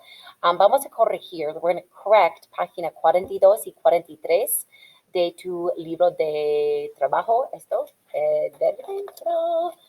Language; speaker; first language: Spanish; non-native, fluent; English